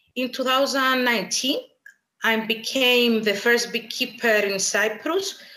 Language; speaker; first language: English; non-native, fluent; Greek